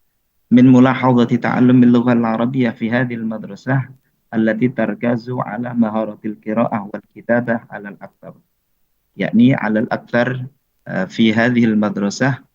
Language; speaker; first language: Arabic; non-native, fluent; Indonesian